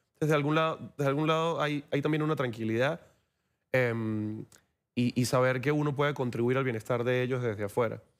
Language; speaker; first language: Spanish; native; Spanish